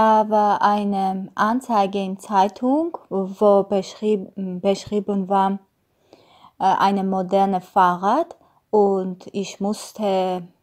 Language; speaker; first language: German; non-native, learner; Armenian